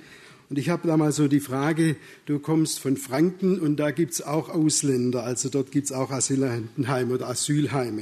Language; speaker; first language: German; native; German